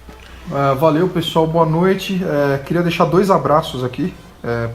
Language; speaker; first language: Portuguese; native; Portuguese